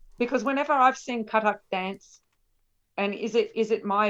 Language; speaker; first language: English; native; English